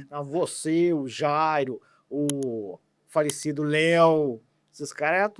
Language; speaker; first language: Portuguese; native; Portuguese